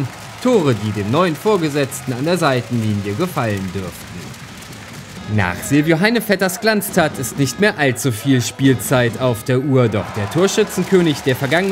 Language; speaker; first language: German; native; German